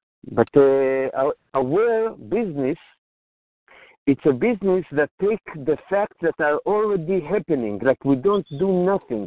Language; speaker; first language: English; non-native, fluent; Hebrew